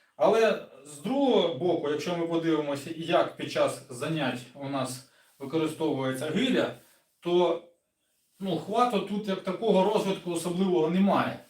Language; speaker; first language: Ukrainian; non-native, local second language; Russian